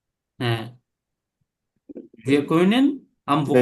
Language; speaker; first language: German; non-native, learner; Bangla